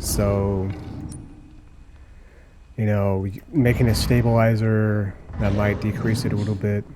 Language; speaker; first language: English; native; English